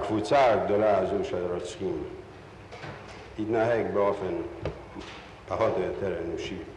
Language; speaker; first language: Hebrew; non-native, fluent; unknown